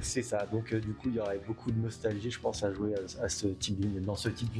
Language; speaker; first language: French; native; French